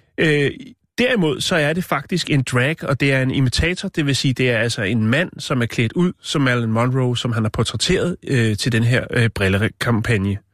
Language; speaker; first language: Danish; native; Danish